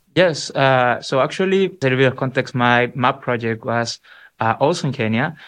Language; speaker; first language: English; non-native, fluent; Spanish